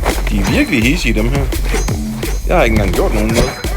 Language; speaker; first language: Danish; native; Danish